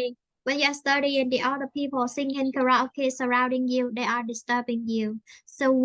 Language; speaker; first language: English; non-native, fluent; Vietnamese